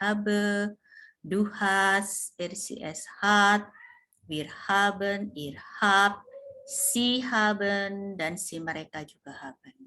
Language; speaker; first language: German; non-native, fluent; Indonesian